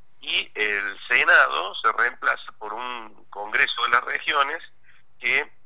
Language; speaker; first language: Spanish; native; Spanish